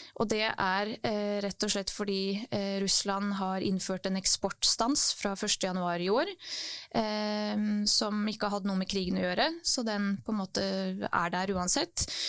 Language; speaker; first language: Norwegian; early bilingual, other home language; Bosnian